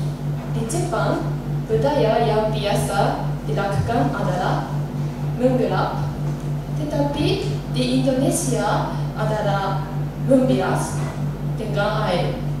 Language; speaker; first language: Indonesian; non-native, learner; Japanese